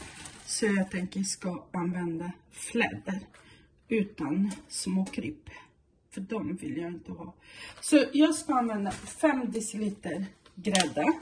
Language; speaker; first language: Swedish; non-native, fluent; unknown